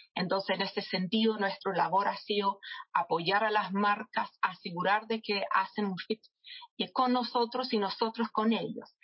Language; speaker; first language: Spanish; non-native, fluent; English